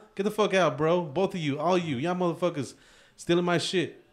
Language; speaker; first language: English; early bilingual, other home language; Spanish